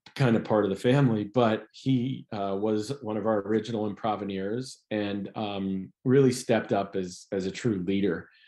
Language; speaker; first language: English; native; English